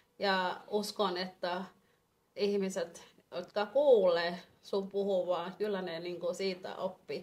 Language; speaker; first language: Finnish; non-native, fluent; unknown